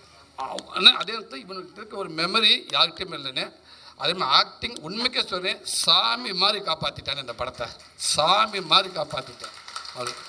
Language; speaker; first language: Tamil; native; Tamil